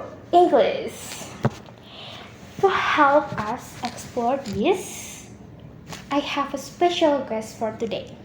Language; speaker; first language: English; non-native, learner; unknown